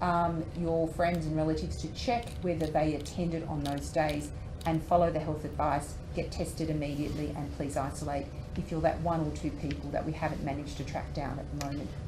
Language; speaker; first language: English; native; English